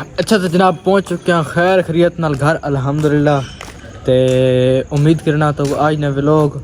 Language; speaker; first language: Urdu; non-native, local second language; Saraiki